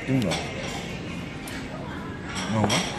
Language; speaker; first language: Vietnamese; non-native, learner; Korean